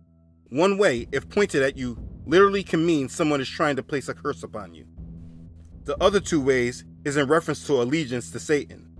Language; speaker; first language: English; native; English